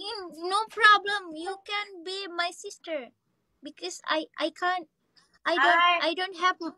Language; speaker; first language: English; non-native, learner; Indonesian